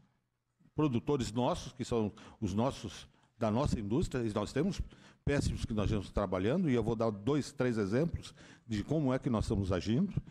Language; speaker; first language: Portuguese; native; Portuguese